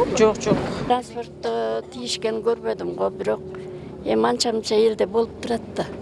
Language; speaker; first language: Kyrgyz; native; Kyrgyz